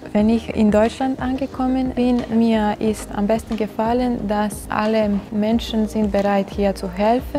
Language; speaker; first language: German; non-native, learner; Bosnian